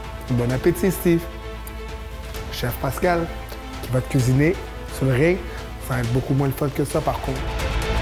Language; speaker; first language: French; native; French